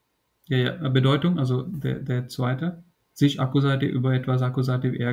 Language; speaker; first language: German; non-native, fluent; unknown